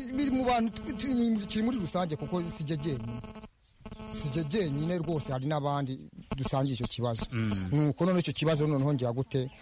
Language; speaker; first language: Kinyarwanda; native; Kinyarwanda